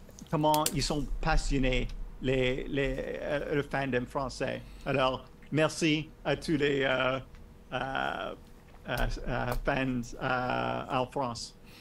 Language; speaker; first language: French; non-native, learner; English